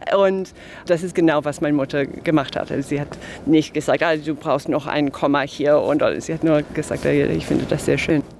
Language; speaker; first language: German; non-native, fluent; English